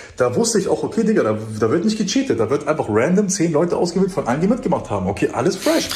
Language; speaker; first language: German; early bilingual, other home language; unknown